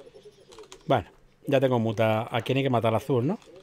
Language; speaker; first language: Spanish; native; Spanish